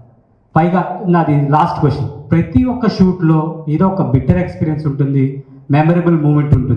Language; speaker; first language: Telugu; native; Telugu